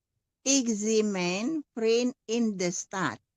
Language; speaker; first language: Dutch; non-native, learner; Indonesian